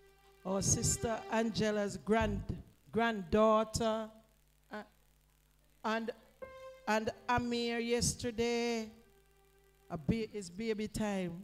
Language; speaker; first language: English; non-native, local second language; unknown